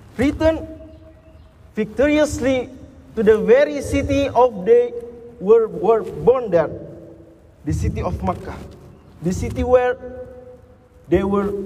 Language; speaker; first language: English; non-native, fluent; Indonesian